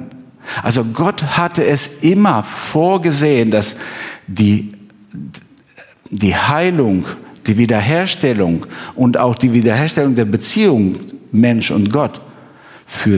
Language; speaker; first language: German; non-native, fluent; Albanian